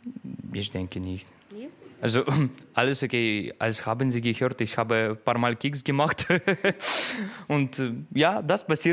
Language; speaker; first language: German; non-native, learner; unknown